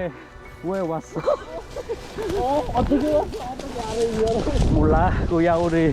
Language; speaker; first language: Korean; non-native, learner; Burmese